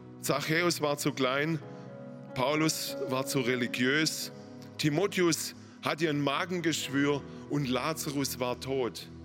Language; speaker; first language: German; native; German